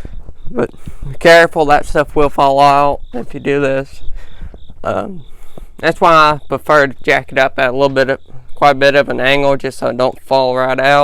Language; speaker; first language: English; native; English